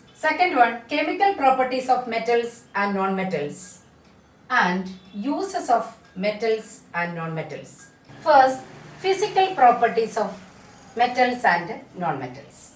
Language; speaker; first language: English; non-native, local second language; Malayalam